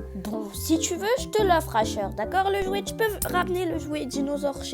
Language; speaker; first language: French; native; French